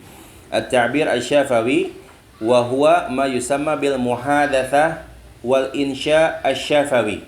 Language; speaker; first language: Arabic; non-native, fluent; Indonesian